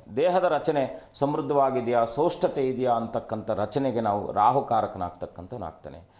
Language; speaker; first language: Kannada; native; Kannada